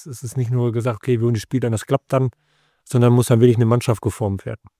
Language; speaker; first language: German; native; German